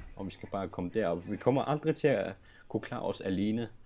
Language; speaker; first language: Danish; non-native, local second language; Kalaallisut